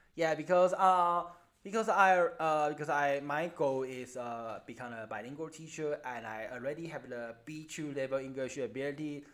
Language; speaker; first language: English; non-native, learner; Chinese